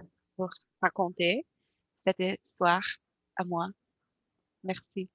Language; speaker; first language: French; non-native, learner; Portuguese